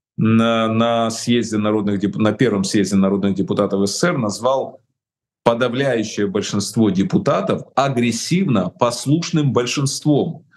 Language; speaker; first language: Russian; native; Russian